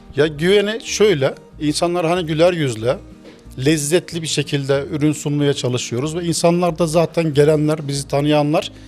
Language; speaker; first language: Turkish; native; Turkish